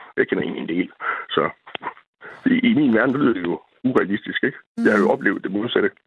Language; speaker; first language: Danish; native; Danish